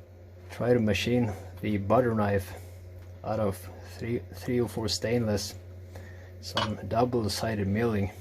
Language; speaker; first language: English; non-native, fluent; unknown